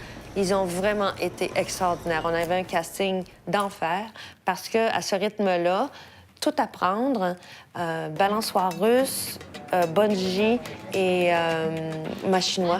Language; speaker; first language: French; native; French